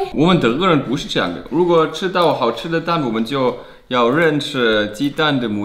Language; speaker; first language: Chinese; non-native, fluent; German